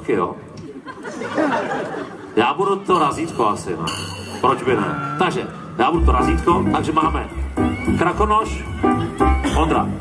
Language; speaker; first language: Czech; native; Czech